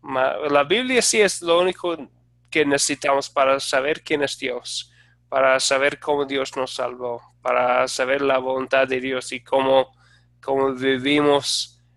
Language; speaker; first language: Spanish; non-native, fluent; English